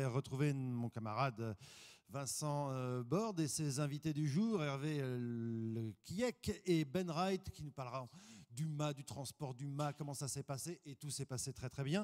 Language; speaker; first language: French; native; French